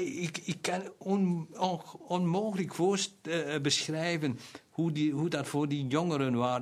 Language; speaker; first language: Dutch; non-native, local second language; German